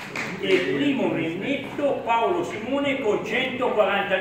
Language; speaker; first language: Italian; native; Italian